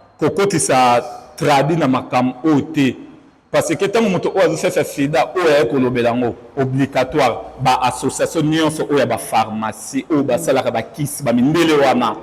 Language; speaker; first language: Lingala; non-native, local second language; Kongo